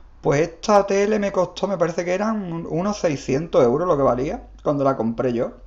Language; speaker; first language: Spanish; native; Spanish